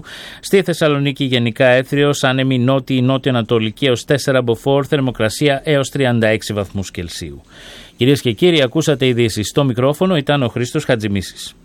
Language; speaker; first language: Greek; native; Greek